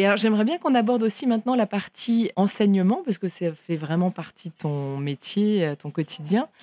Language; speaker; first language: French; native; French